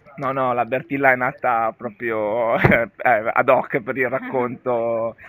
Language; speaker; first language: Italian; native; Italian